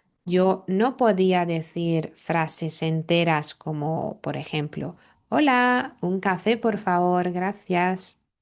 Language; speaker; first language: Spanish; non-native, fluent; Lithuanian